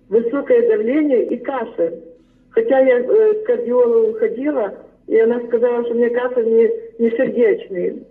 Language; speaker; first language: Russian; non-native, local second language; Ukrainian